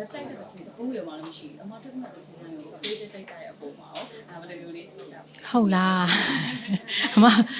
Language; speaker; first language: Burmese; native; Burmese